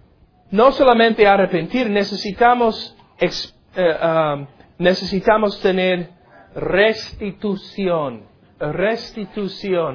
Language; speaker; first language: Spanish; non-native, learner; English